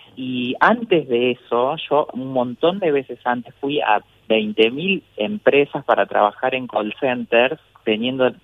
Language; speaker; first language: Spanish; native; Spanish